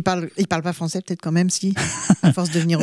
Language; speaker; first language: French; native; French